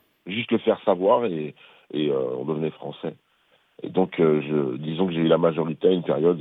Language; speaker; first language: French; early bilingual, other home language; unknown